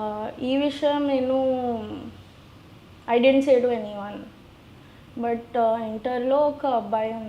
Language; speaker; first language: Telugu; non-native, learner; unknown